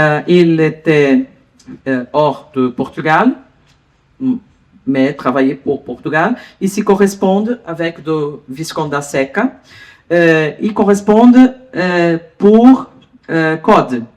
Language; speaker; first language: French; non-native, learner; Portuguese